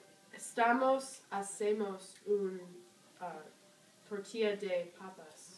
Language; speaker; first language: Spanish; non-native, learner; English